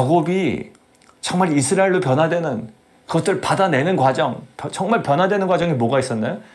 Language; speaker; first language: Korean; native; Korean